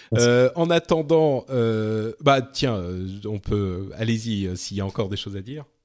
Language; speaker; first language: French; native; French